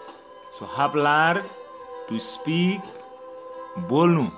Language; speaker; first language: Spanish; non-native, learner; Nepali